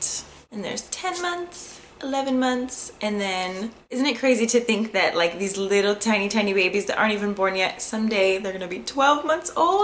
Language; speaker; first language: English; native; English